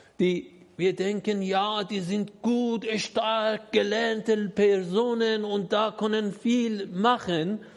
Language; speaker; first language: German; non-native, learner; Persian